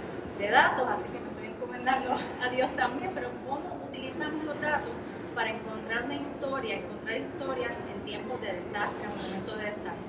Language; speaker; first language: Spanish; native; Spanish